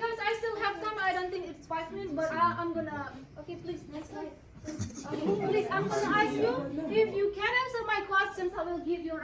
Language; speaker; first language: English; non-native, local second language; Indonesian